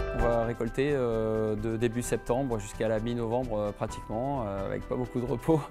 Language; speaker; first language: French; native; French